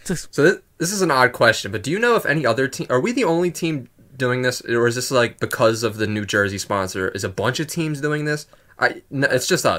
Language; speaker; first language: English; native; English